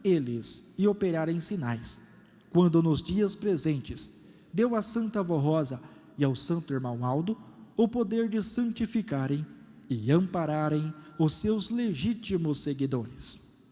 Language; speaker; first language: Portuguese; native; Portuguese